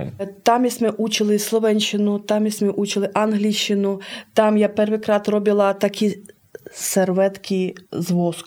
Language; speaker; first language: Ukrainian; early bilingual, heritage; Slovak